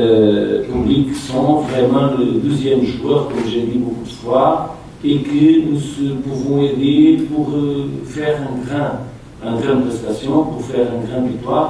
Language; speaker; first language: French; non-native, fluent; Portuguese